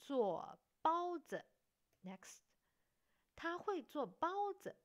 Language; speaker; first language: Chinese; non-native, fluent; English